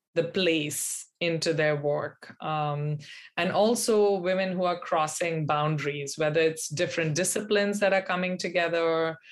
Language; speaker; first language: English; non-native, local second language; Hindi